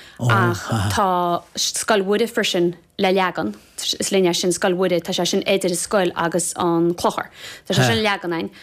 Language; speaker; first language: Irish; native; Irish